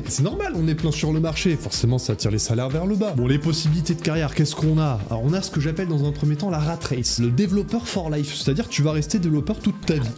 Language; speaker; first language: French; native; French